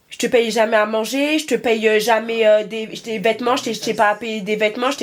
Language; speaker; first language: French; native; French